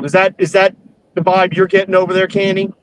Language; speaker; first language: English; native; English